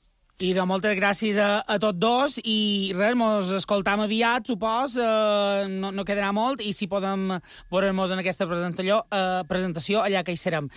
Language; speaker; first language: Catalan; native; Catalan